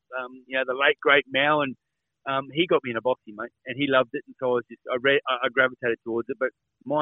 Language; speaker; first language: English; native; English